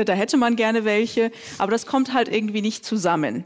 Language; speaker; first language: German; native; German